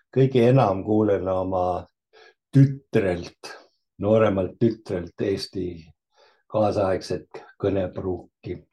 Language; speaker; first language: Estonian; early bilingual, heritage; Estonian